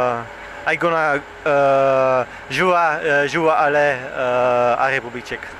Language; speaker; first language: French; non-native, learner; Czech